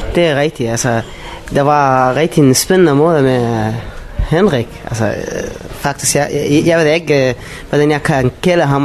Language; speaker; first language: Danish; non-native, learner; Arabic